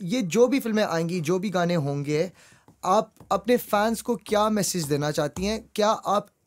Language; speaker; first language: Hindi; early bilingual, heritage; Urdu